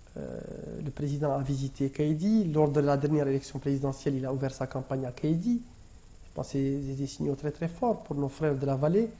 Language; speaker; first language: French; non-native, local second language; Arabic